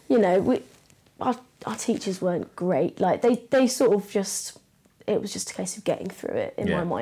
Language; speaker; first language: English; native; English